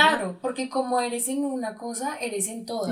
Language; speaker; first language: Spanish; native; Spanish